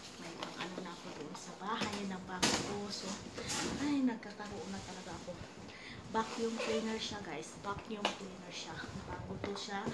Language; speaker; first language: Filipino; non-native, local second language; Cebuano